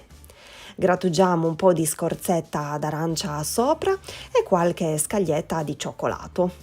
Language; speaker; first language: Italian; native; Italian